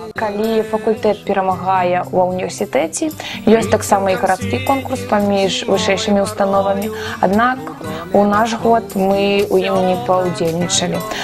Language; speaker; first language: Belarusian; non-native, local second language; Russian